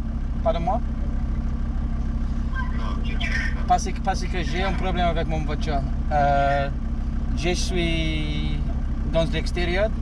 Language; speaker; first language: French; non-native, learner; English